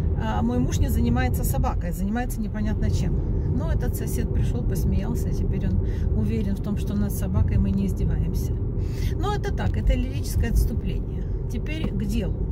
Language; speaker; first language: Russian; native; Russian